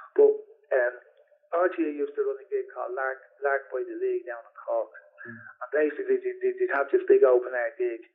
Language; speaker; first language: English; native; English